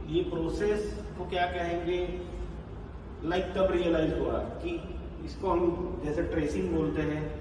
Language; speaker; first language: Hindi; non-native, local second language; Gujarati